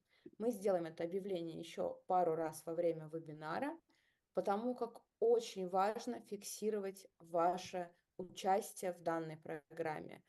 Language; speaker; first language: Russian; native; Russian